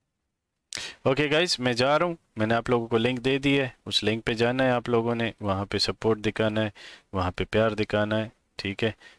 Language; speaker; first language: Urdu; non-native, local second language; Pashto